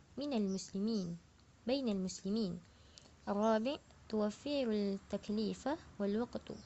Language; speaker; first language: Arabic; non-native, learner; Malay